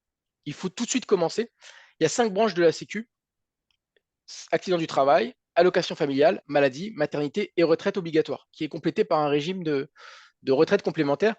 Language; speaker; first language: French; native; French